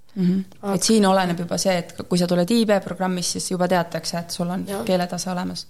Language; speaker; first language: Estonian; native; Estonian